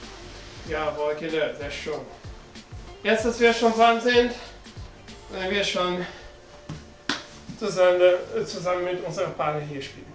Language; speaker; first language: German; non-native, learner; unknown